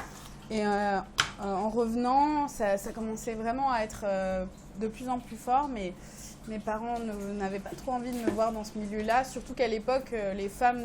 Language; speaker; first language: French; early bilingual, other home language; Persian